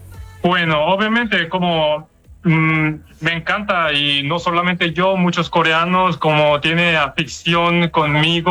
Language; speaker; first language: Spanish; non-native, fluent; Korean